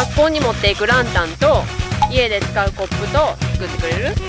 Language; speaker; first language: Japanese; native; Japanese